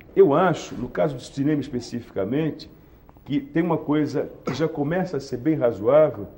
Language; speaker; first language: Portuguese; native; Portuguese